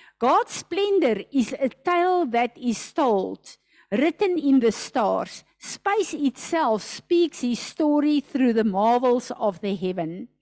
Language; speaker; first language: English; non-native, local second language; Afrikaans